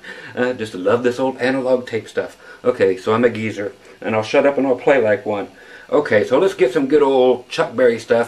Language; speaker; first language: English; native; English